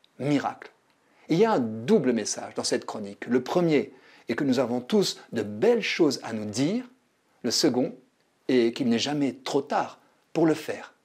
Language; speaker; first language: French; native; French